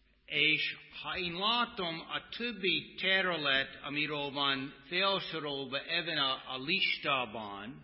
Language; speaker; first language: Hungarian; non-native, fluent; English